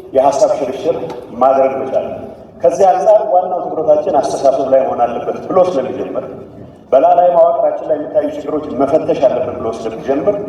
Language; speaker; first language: Amharic; non-native, local second language; Tigrinya